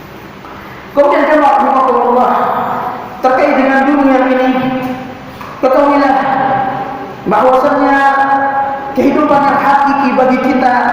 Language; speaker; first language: Indonesian; native; Indonesian